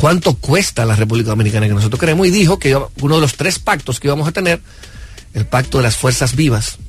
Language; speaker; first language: Spanish; native; Spanish